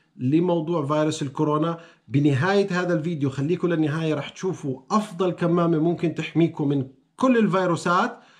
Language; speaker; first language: Arabic; native; Arabic